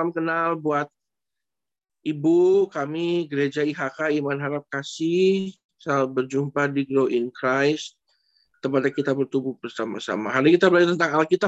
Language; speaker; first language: Indonesian; native; Indonesian